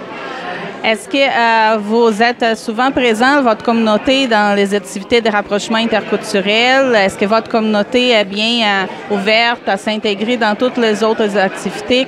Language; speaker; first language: French; native; French